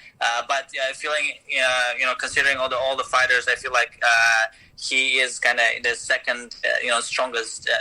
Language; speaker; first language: English; non-native, fluent; Russian